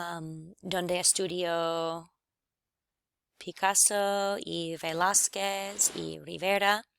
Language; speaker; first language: Spanish; non-native, fluent; English